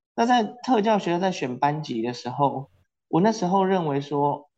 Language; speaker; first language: Chinese; non-native, local second language; Min Nan Chinese